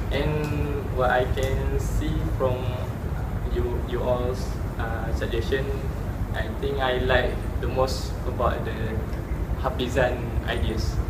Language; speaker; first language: English; non-native, local second language; Malay